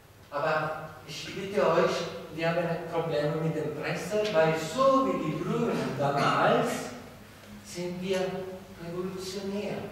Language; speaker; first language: German; non-native, fluent; Italian